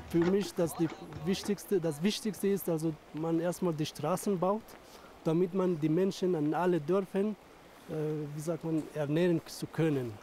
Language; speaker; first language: German; non-native, fluent; Persian